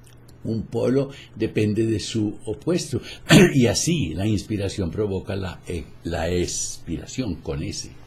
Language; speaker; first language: Spanish; native; Spanish